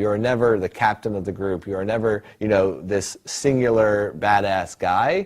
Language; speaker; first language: English; native; English